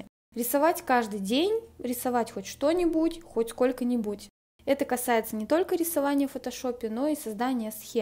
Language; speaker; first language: Russian; native; Russian